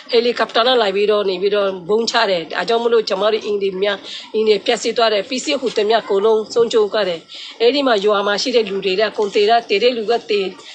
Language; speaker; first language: Burmese; non-native, local second language; Rohingya